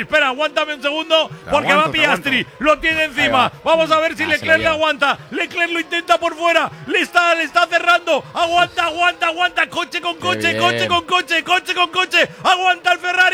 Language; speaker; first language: Spanish; native; Spanish